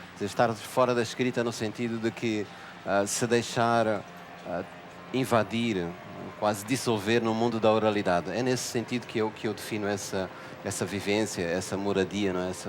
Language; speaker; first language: Portuguese; native; Portuguese